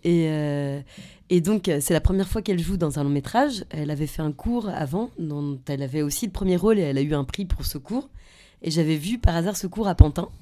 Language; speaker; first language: French; early bilingual, other home language; Polish